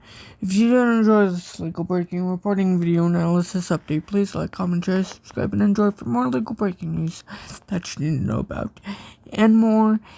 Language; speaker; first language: English; native; English